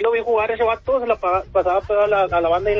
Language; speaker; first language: Spanish; native; Spanish